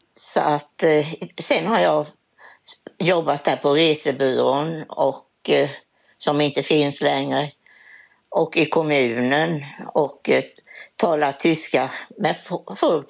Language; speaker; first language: Swedish; native; Swedish